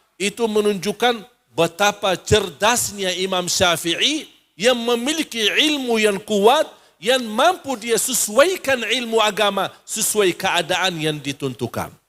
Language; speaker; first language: Malay; non-native, fluent; Arabic